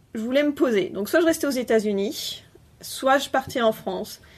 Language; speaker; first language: French; native; French